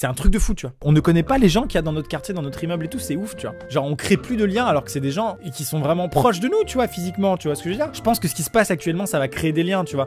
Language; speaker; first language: French; native; French